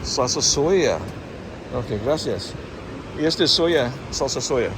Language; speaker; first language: Spanish; non-native, fluent; English